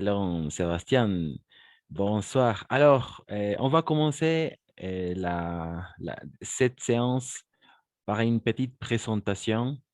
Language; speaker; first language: French; non-native, fluent; Spanish